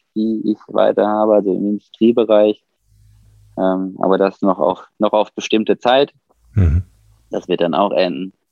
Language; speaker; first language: German; native; German